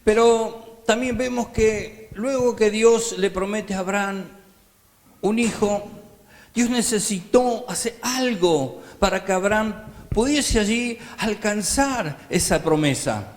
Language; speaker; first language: Spanish; native; Spanish